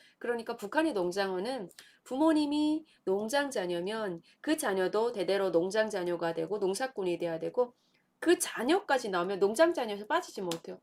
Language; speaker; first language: Korean; native; Korean